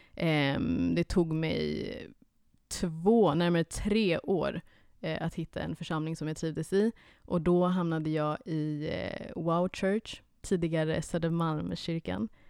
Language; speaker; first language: Swedish; early bilingual, other home language; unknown